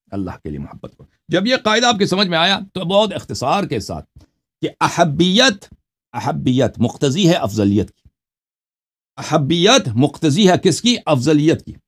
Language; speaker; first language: Urdu; non-native, local second language; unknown